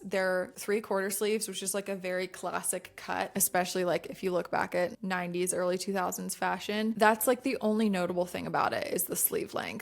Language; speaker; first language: English; native; English